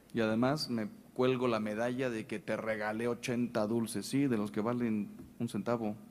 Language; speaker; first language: Spanish; native; Spanish